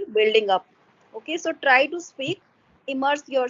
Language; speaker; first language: English; non-native, local second language; Hindi